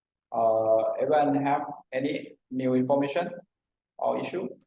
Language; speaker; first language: English; non-native, learner; Thai